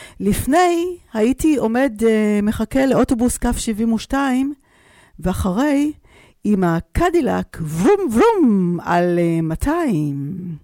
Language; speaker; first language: Hebrew; native; Hebrew